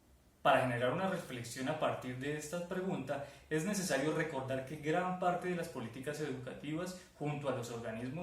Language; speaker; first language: Spanish; native; Spanish